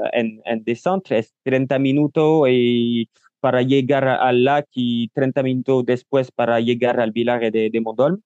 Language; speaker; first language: Spanish; non-native, learner; French